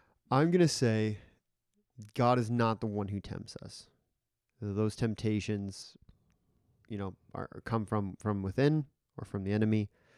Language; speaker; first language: English; native; English